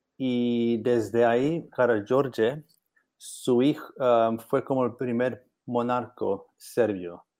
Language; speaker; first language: Spanish; non-native, learner; English